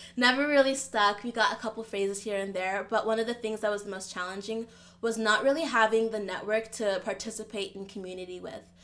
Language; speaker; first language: English; early bilingual, other home language; Yoruba